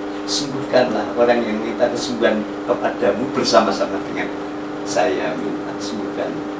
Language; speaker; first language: English; non-native, learner; Indonesian